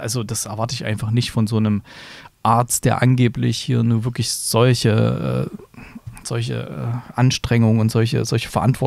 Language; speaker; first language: German; native; German